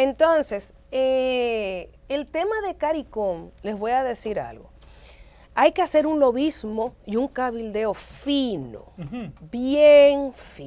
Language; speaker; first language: Spanish; native; Spanish